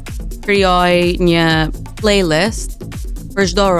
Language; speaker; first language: Albanian; early bilingual, heritage; Albanian